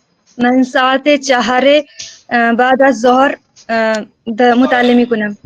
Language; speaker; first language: Persian; non-native, learner; Urdu